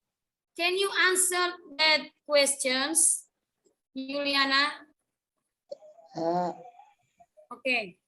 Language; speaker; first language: English; non-native, learner; Indonesian